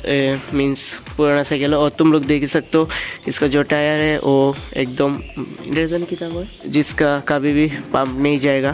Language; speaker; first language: Hindi; non-native, local second language; Bangla